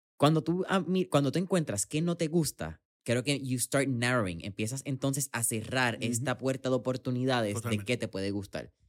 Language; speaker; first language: Spanish; native; Spanish